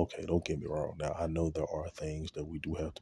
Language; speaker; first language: English; native; English